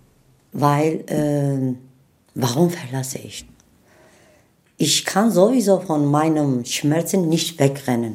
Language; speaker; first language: German; non-native, learner; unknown